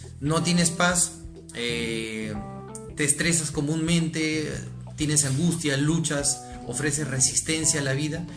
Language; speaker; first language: Spanish; native; Spanish